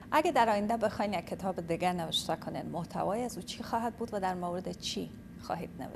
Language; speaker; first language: Persian; native; Persian